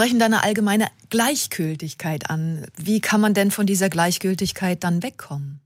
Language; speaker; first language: German; native; German